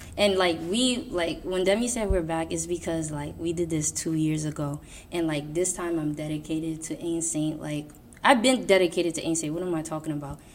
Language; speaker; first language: English; native; English